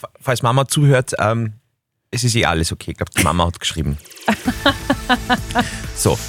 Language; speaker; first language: German; native; German